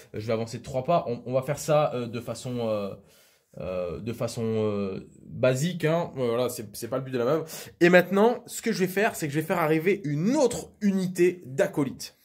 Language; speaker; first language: French; native; French